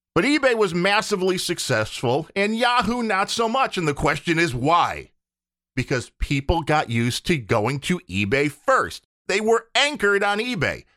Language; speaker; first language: English; native; English